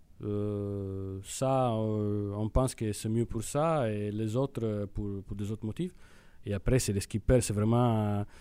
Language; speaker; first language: French; non-native, fluent; Italian